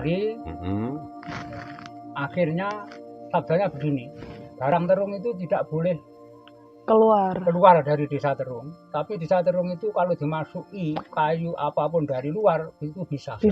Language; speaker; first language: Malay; non-native, local second language; Javanese